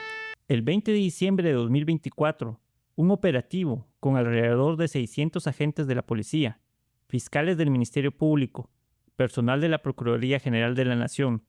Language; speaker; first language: Spanish; native; Spanish